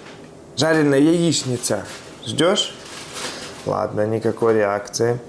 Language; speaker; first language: Russian; native; Russian